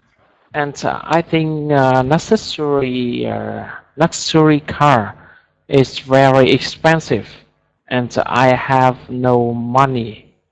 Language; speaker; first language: English; non-native, learner; Vietnamese